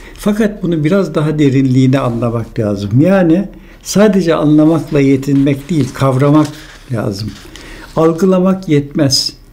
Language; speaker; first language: Turkish; native; Turkish